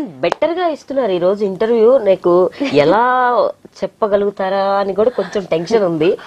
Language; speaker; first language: Telugu; native; Telugu